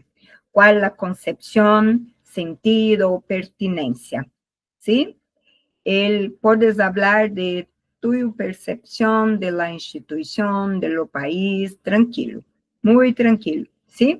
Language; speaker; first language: Spanish; non-native, learner; Portuguese